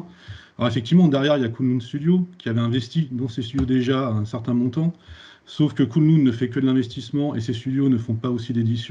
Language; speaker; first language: French; native; French